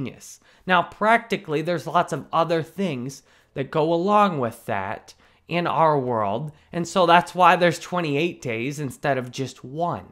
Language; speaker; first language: English; native; English